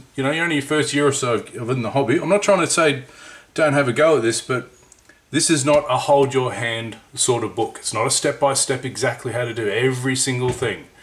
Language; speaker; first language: English; native; English